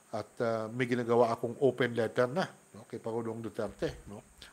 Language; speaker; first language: Filipino; non-native, local second language; Hiligaynon